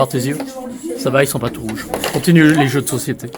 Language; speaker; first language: French; native; French